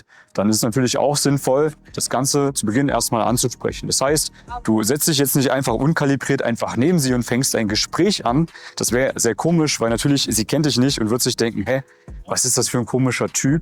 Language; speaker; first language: German; native; German